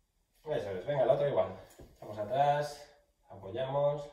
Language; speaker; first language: Spanish; native; Spanish